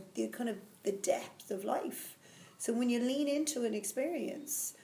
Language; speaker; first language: English; native; English